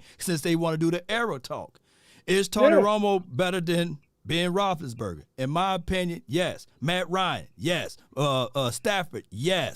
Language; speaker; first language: English; native; English